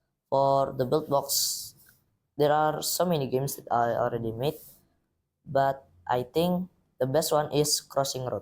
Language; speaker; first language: English; non-native, learner; Indonesian